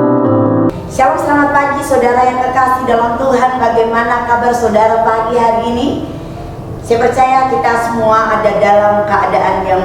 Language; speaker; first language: Indonesian; native; Indonesian